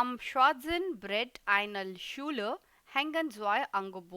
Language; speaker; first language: German; non-native, fluent; Hindi